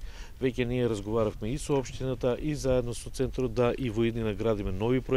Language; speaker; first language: Macedonian; native; Macedonian